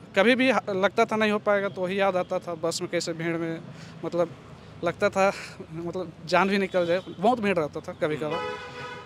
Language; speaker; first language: Hindi; native; Hindi